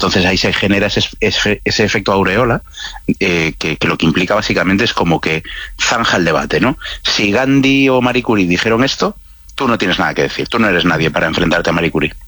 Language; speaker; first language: Spanish; native; Spanish